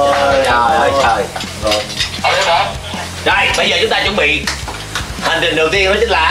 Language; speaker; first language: Vietnamese; native; Vietnamese